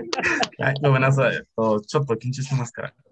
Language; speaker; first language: Japanese; non-native, learner; Spanish